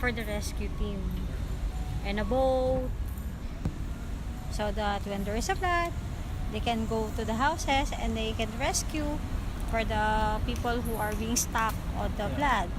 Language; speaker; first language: English; non-native, learner; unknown